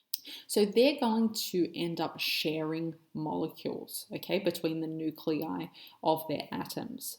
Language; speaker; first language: English; native; English